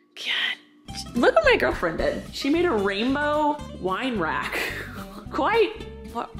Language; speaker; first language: English; native; English